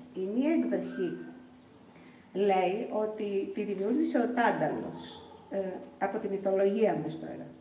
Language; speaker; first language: Greek; native; Greek